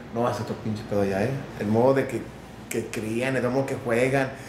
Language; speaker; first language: Spanish; early bilingual, heritage; Spanish